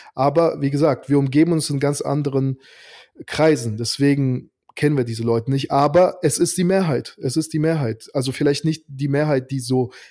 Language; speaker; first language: German; early bilingual, other home language; Azerbaijani